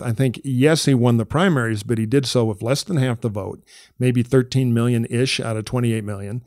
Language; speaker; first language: English; native; English